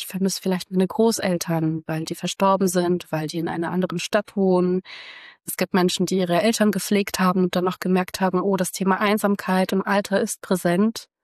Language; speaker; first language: German; early bilingual, other home language; Croatian